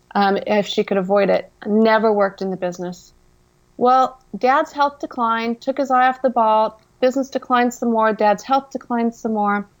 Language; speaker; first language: English; native; English